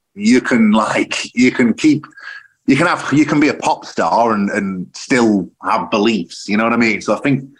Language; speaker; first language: English; native; English